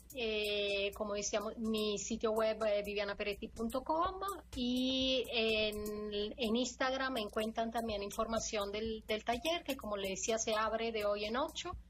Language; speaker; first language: Spanish; non-native, fluent; Italian